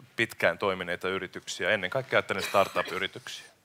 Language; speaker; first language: Finnish; native; Finnish